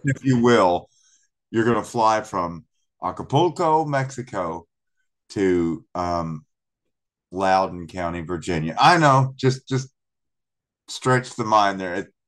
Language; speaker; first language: English; native; English